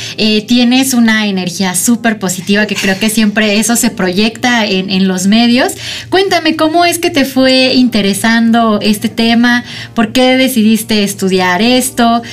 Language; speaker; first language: Spanish; native; Spanish